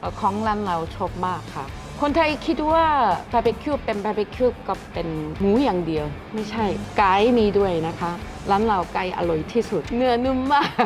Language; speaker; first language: Thai; non-native, learner; Korean